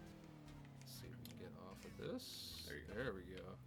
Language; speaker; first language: English; native; English